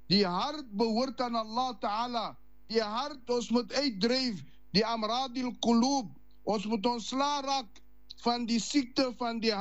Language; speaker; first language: Dutch; non-native, learner; Afrikaans